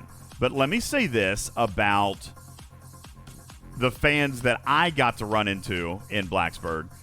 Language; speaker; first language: English; native; English